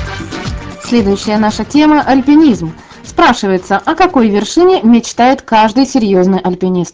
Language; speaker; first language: Russian; native; Russian